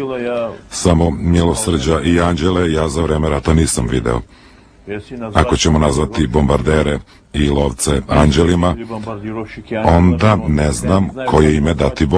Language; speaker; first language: Serbian; native; Serbian